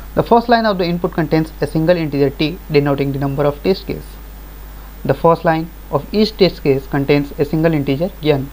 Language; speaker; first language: Hindi; native; Hindi